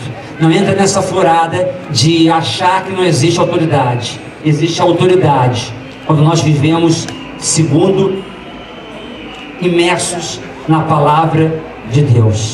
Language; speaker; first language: Portuguese; native; Portuguese